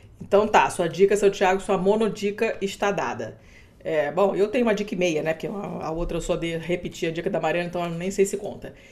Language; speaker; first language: Portuguese; native; Portuguese